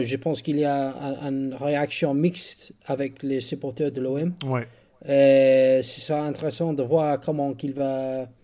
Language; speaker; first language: French; non-native, learner; English